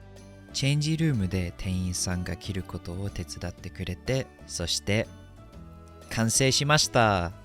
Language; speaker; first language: Japanese; non-native, fluent; English